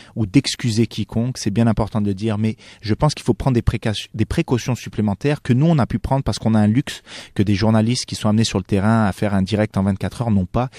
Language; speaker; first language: French; non-native, local second language; Arabic